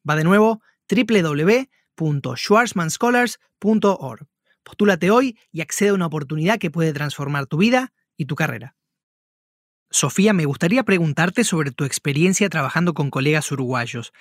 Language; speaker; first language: Spanish; native; Spanish